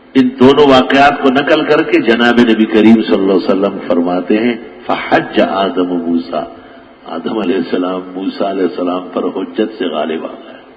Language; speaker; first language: Urdu; non-native, local second language; Pashto